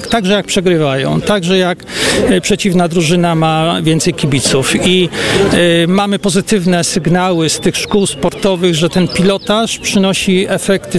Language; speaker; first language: Polish; native; Polish